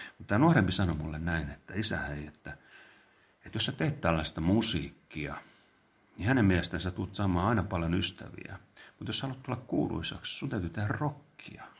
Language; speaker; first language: Finnish; native; Finnish